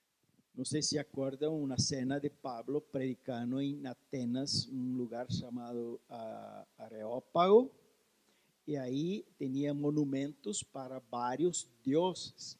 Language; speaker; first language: Spanish; non-native, learner; Portuguese